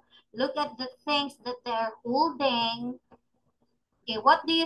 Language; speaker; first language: English; non-native, fluent; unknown